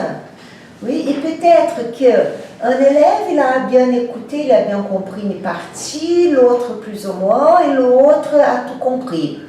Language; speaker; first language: French; non-native, fluent; Portuguese